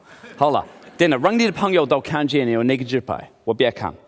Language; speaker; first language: Chinese; non-native, learner; English